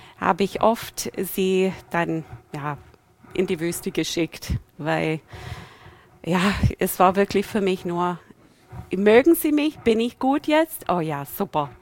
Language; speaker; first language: German; non-native, fluent; English